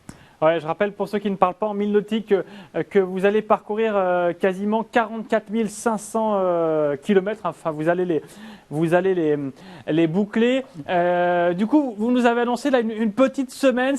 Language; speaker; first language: French; native; French